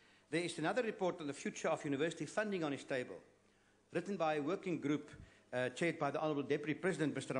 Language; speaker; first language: English; non-native, local second language; Afrikaans